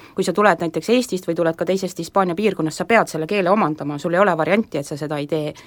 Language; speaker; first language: Estonian; native; Estonian